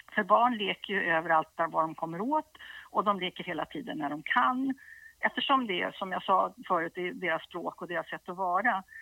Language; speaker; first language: Swedish; native; Swedish